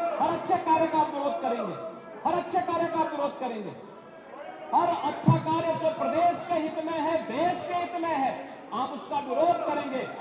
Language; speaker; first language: Hindi; native; Hindi